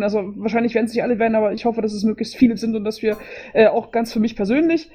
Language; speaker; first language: German; native; German